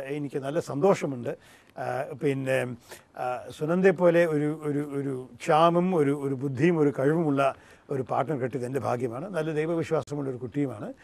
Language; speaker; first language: Malayalam; early bilingual, heritage; Malayalam